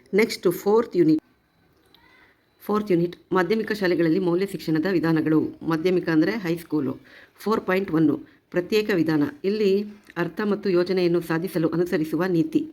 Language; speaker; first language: Kannada; native; Kannada